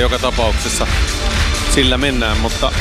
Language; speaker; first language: Finnish; native; Finnish